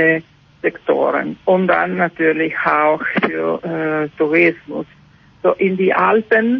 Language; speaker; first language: German; non-native, learner; Italian